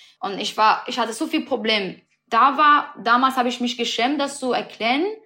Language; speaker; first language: German; non-native, learner; Persian